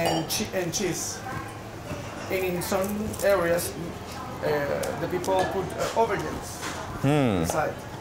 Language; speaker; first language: English; non-native, learner; Spanish